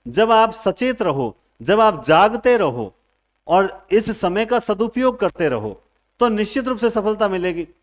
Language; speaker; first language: Hindi; native; Hindi